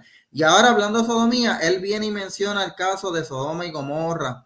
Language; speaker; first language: Spanish; native; Spanish